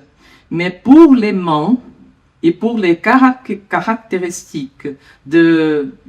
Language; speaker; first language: French; non-native, learner; Portuguese